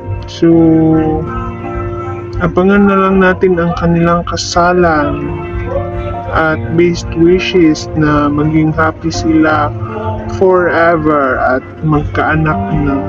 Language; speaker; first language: Filipino; native; Filipino